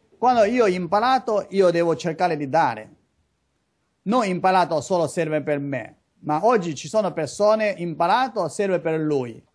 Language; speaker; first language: Italian; non-native, learner; Chinese